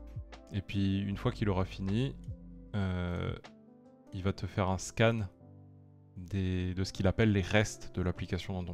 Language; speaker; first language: French; native; French